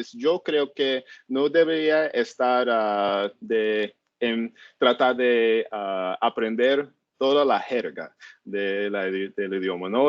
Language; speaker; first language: Spanish; non-native, learner; English